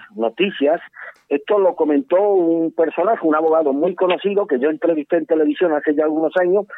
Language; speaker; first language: Spanish; native; Spanish